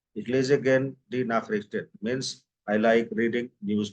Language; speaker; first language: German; non-native, fluent; Hindi